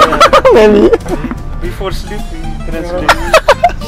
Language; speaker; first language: English; non-native, learner; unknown